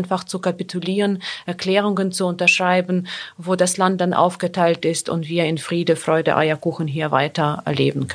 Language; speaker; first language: German; non-native, fluent; Ukrainian